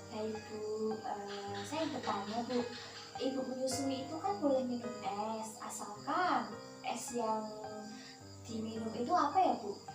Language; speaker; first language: Indonesian; native; Indonesian